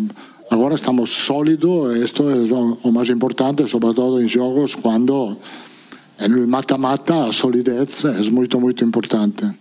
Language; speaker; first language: Portuguese; non-native, learner; Italian